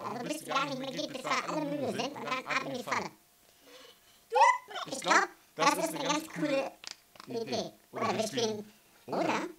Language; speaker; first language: German; native; German